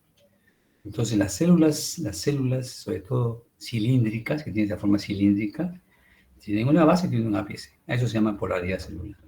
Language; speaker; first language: Spanish; native; Spanish